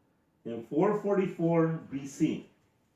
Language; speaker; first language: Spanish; early bilingual, heritage; Spanish